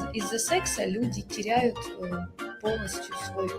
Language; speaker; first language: Russian; native; Russian